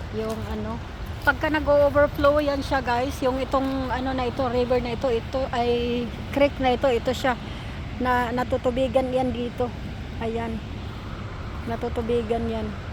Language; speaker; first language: Filipino; native; Filipino